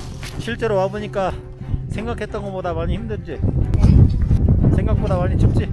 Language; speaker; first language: Korean; native; Korean